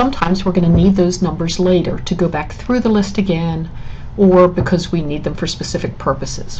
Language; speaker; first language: English; native; English